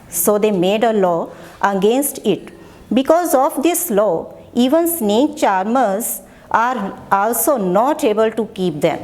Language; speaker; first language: English; non-native, local second language; Gujarati